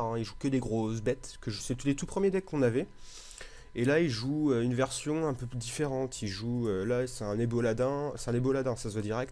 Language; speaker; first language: French; native; French